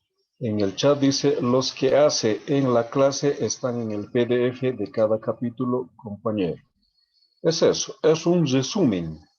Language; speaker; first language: Spanish; native; Spanish